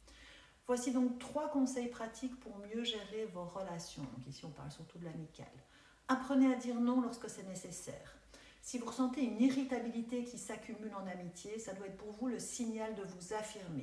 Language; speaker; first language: French; native; French